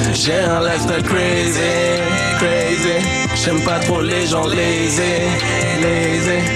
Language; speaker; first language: French; non-native, local second language; Baoulé